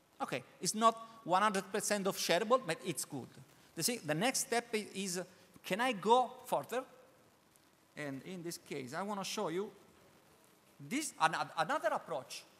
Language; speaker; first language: English; non-native, learner; Italian